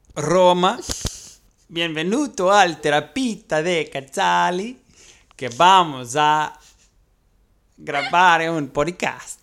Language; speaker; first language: Italian; non-native, learner; Portuguese